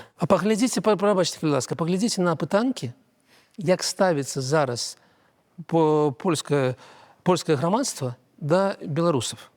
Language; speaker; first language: Belarusian; non-native, local second language; Russian